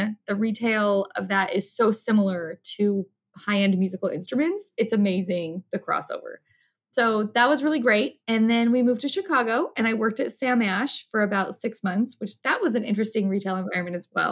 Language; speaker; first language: English; native; English